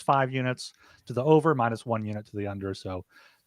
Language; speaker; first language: English; native; English